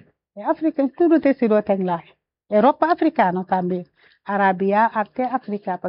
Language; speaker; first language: Portuguese; non-native, learner; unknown